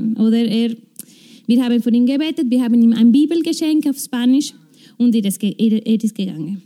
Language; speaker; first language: German; non-native, fluent; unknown